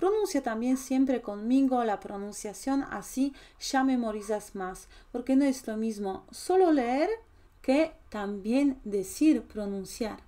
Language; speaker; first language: Spanish; non-native, fluent; Polish